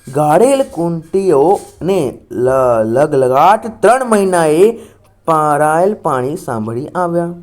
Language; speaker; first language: Gujarati; non-native, local second language; Marathi